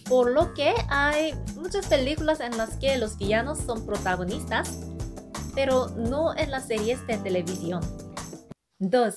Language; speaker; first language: Spanish; non-native, fluent; Korean